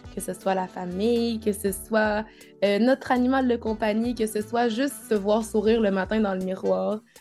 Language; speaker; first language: French; native; French